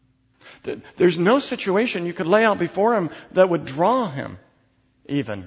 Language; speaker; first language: English; native; English